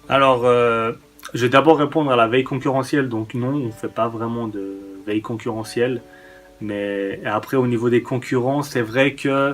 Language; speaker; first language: French; early bilingual, other home language; Persian